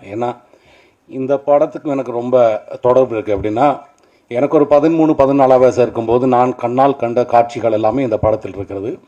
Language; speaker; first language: Tamil; native; Tamil